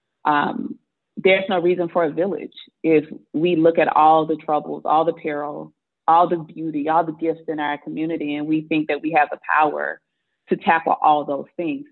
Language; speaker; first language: English; native; English